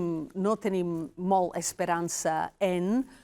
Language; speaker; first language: Catalan; non-native, fluent; Welsh